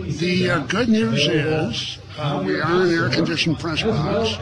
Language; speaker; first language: English; native; English